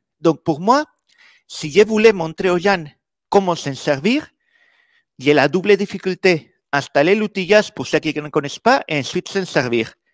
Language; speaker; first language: French; non-native, fluent; Spanish